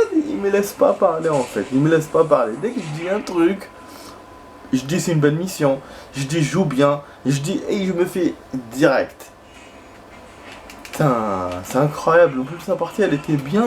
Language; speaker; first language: French; native; French